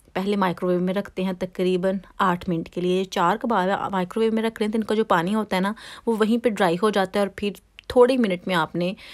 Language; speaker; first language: Urdu; native; Urdu